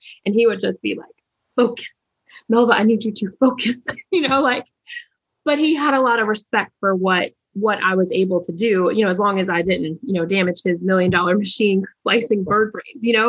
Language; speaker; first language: English; native; English